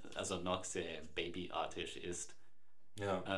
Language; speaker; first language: German; non-native, fluent; English